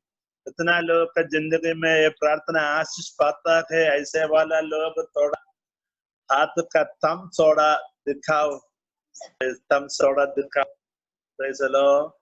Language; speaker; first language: Hindi; non-native, learner; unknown